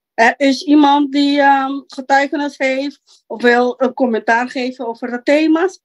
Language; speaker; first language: Dutch; non-native, local second language; Papiamento